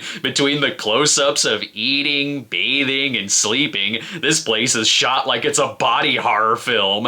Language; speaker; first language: English; native; English